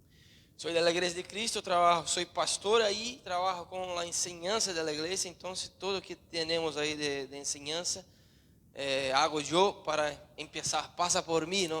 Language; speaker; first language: Spanish; non-native, learner; Portuguese